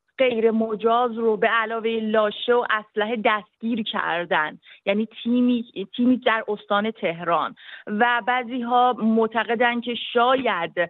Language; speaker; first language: Persian; native; Persian